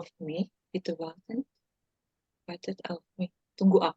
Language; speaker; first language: German; non-native, learner; Indonesian